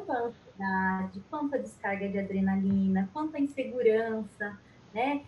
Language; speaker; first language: Portuguese; native; Portuguese